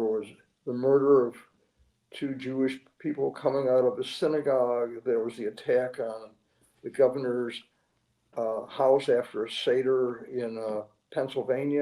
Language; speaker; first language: English; native; English